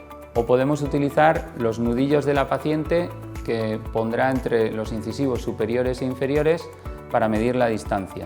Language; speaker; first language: Spanish; native; Spanish